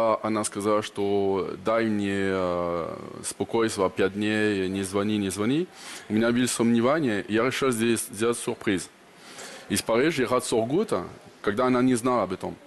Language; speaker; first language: Russian; non-native, learner; French